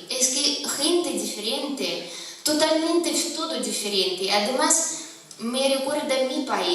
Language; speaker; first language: Spanish; non-native, fluent; Russian